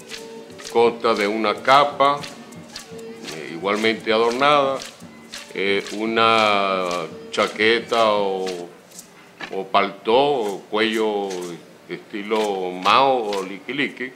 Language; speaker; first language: Spanish; native; Spanish